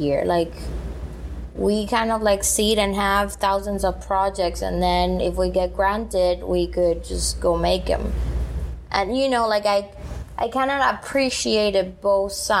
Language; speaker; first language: English; non-native, fluent; Spanish